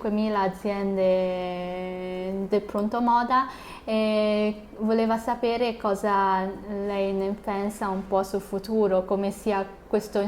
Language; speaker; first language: Italian; non-native, fluent; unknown